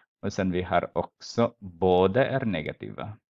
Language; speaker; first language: Swedish; non-native, fluent; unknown